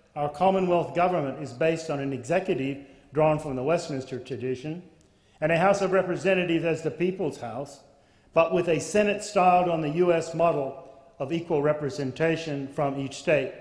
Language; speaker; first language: English; native; English